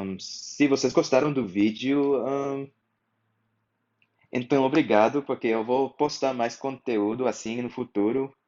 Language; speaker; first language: Portuguese; non-native, fluent; English